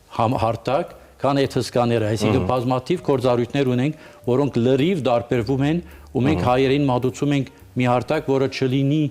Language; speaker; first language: Armenian; early bilingual, heritage; Armenian